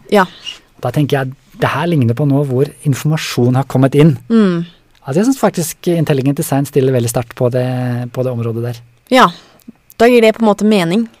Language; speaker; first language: Norwegian; native; Norwegian